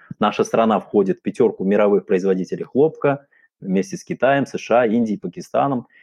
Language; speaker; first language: Russian; non-native, local second language; Uzbek